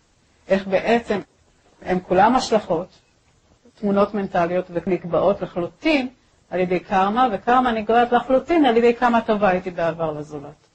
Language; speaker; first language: Hebrew; native; Hebrew